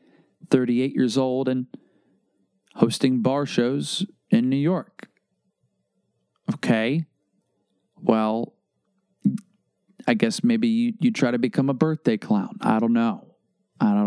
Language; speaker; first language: English; native; English